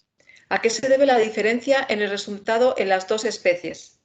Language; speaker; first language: Spanish; native; Spanish